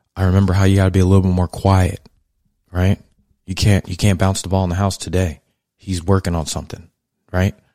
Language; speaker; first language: English; native; English